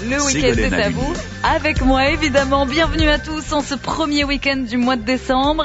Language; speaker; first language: French; native; French